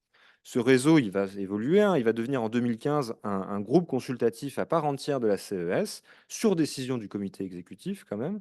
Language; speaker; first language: French; native; French